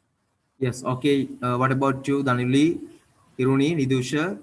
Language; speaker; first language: English; non-native, local second language; Sinhala